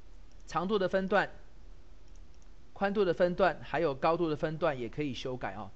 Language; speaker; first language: Chinese; native; Chinese